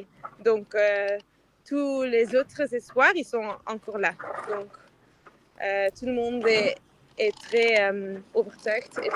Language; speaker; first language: French; non-native, fluent; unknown